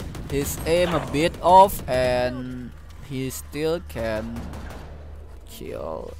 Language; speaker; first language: English; non-native, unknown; Indonesian